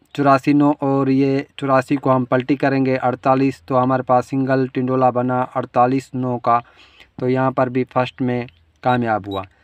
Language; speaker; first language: Urdu; non-native, local second language; Punjabi